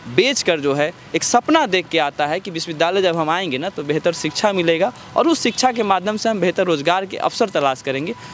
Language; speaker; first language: Hindi; native; Hindi